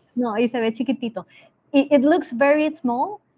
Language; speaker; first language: Spanish; native; Spanish